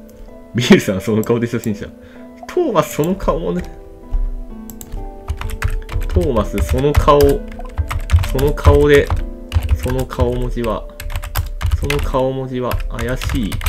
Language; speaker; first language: Japanese; native; Japanese